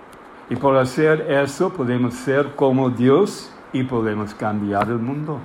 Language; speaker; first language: Spanish; non-native, fluent; English